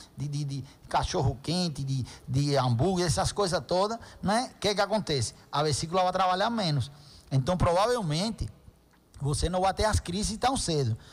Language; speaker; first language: Portuguese; non-native, fluent; Spanish